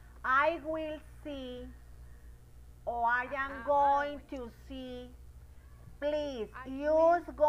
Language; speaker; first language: English; non-native, learner; Spanish